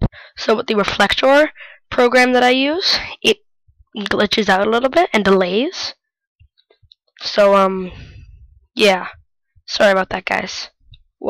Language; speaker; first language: English; native; English